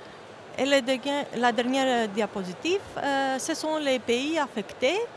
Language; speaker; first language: French; non-native, fluent; Greek